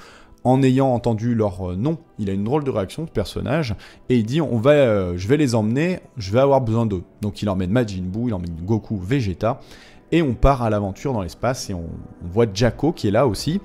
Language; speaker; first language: French; native; French